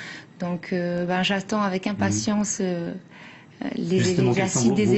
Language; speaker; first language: French; native; French